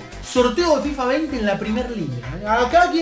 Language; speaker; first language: Spanish; native; Spanish